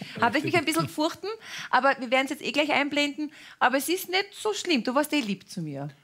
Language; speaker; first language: German; native; German